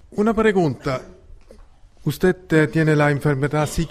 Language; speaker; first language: Spanish; non-native, learner; German